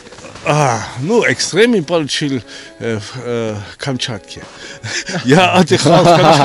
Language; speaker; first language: Russian; non-native, learner; German